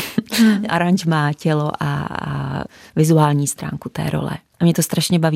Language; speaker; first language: Czech; native; Czech